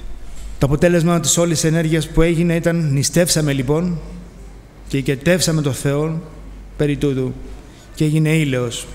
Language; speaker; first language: Greek; native; Greek